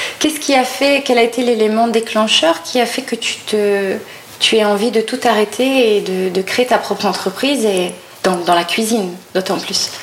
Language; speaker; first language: French; native; French